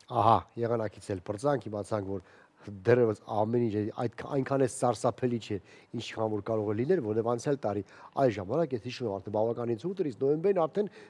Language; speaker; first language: Armenian; native; Armenian